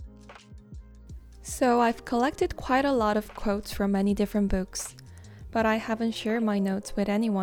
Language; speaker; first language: English; non-native, fluent; Korean